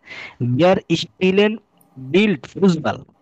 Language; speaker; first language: German; non-native, learner; Bangla